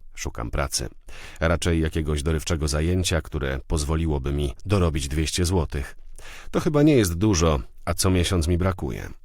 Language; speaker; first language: Polish; native; Polish